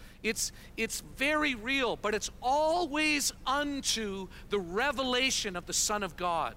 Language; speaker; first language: English; native; English